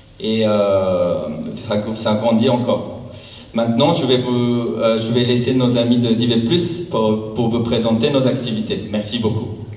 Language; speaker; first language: French; non-native, fluent; Japanese